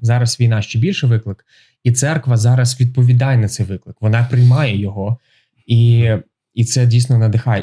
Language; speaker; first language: Ukrainian; native; Ukrainian